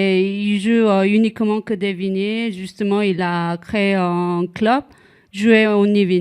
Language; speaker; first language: French; non-native, fluent; Korean